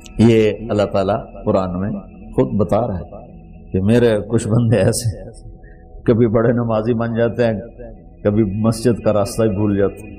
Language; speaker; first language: Urdu; non-native, local second language; Punjabi